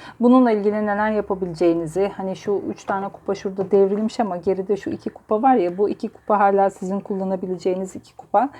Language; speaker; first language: Turkish; native; Turkish